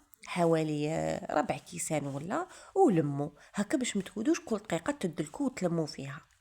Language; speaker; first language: Arabic; native; Arabic